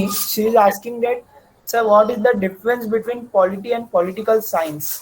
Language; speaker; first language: English; non-native, local second language; Marathi